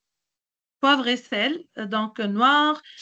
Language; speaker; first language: French; non-native, local second language; Arabic